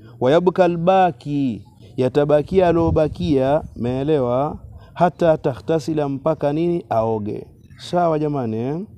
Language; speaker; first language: Swahili; native; Swahili